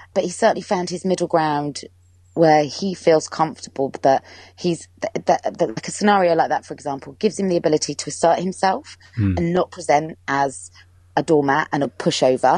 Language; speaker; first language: English; native; English